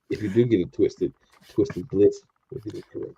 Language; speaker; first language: English; native; English